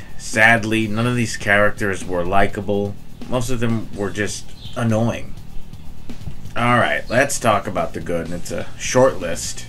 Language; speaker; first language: English; native; English